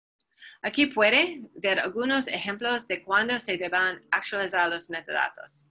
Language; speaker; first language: Spanish; non-native, fluent; English